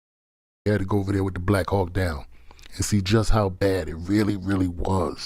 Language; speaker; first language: English; native; English